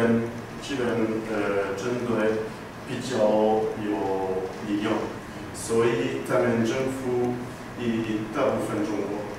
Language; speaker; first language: Chinese; non-native, learner; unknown